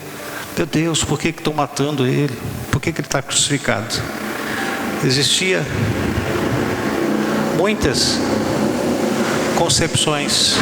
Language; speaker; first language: Portuguese; native; Portuguese